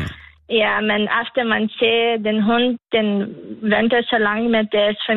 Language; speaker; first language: Danish; non-native, learner; Lithuanian